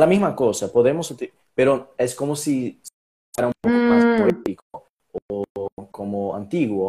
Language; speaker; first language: Spanish; non-native, fluent; Portuguese